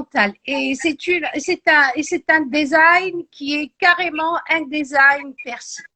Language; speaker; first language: French; non-native, local second language; Arabic